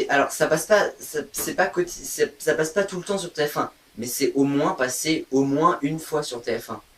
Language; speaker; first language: French; native; French